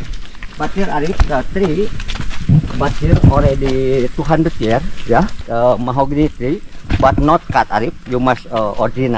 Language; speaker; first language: English; non-native, learner; Indonesian